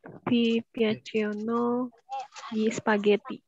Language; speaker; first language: Italian; non-native, learner; Indonesian